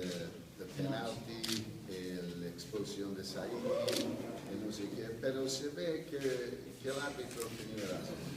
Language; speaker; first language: Spanish; non-native, fluent; English